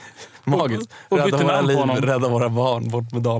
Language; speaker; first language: Swedish; native; Swedish